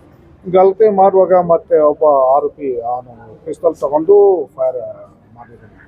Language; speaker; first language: Kannada; non-native, local second language; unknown